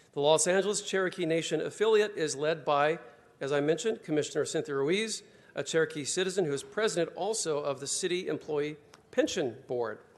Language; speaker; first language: English; native; English